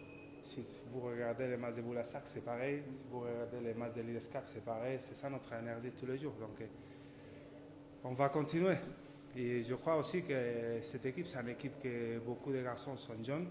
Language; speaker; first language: French; non-native, learner; Spanish